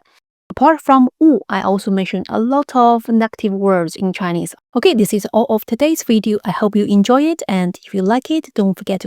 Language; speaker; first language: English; non-native, fluent; Chinese